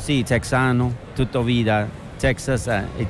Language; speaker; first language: Italian; non-native, learner; English